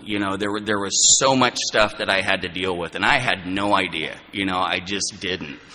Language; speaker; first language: English; native; English